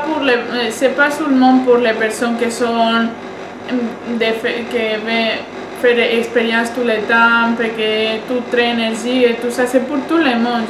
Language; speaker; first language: French; non-native, learner; Spanish